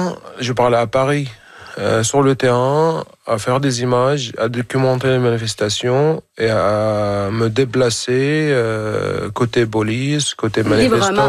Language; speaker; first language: French; non-native, fluent; Arabic